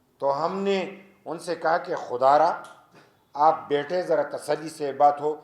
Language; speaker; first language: Urdu; non-native, local second language; Pashto